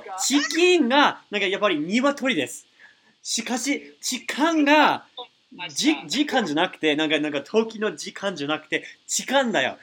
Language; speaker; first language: Japanese; non-native, learner; English